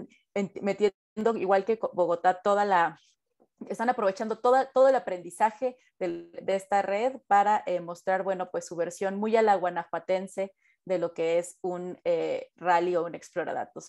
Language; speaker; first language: Spanish; native; Spanish